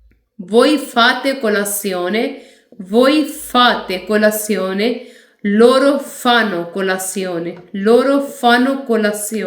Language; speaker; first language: Italian; non-native, fluent; Urdu